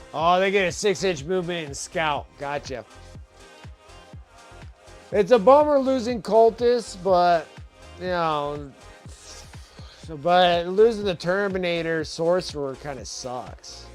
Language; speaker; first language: English; native; English